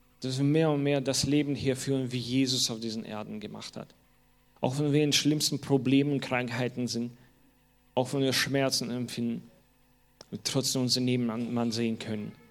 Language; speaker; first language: German; non-native, fluent; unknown